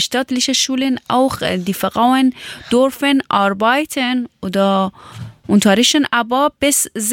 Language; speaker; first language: German; non-native, learner; Persian